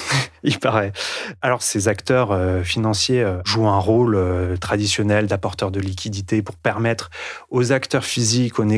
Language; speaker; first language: French; native; French